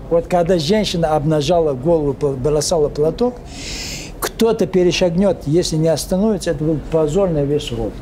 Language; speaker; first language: Russian; non-native, local second language; Lezghian